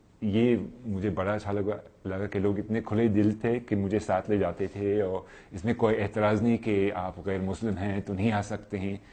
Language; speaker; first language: Urdu; non-native, fluent; English